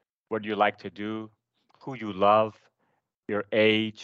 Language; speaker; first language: English; non-native, fluent; Spanish